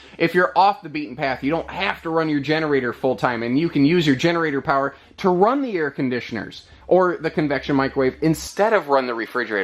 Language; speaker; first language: English; native; English